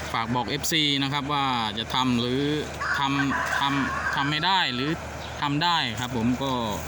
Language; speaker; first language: Thai; non-native, local second language; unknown